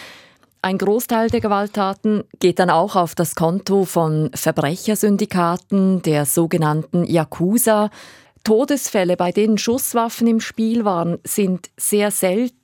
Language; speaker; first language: German; native; German